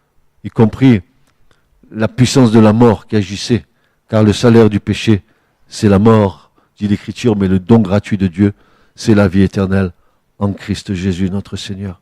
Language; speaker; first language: French; native; French